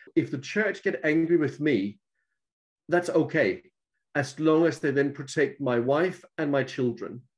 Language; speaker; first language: English; non-native, fluent; Danish